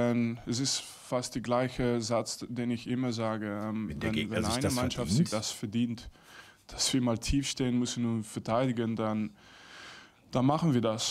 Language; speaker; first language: German; non-native, fluent; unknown